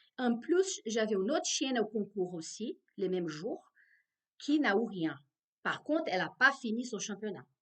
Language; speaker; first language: French; non-native, fluent; Portuguese